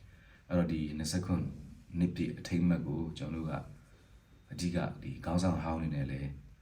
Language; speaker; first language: Burmese; non-native, local second language; Pa'o Karen